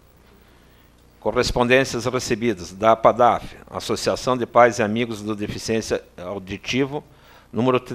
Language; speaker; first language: Portuguese; native; Portuguese